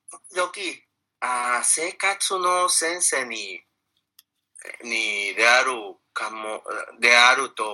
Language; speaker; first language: Japanese; non-native, fluent; Spanish